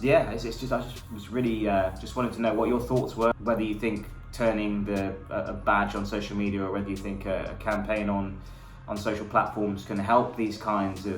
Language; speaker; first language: English; native; English